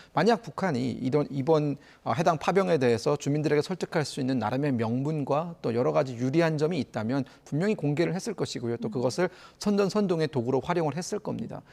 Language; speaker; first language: Korean; native; Korean